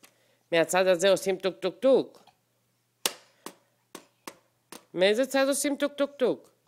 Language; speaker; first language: Hebrew; native; Hebrew